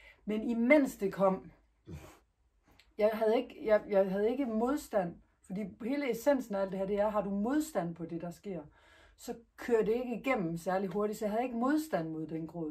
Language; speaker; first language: Danish; native; Danish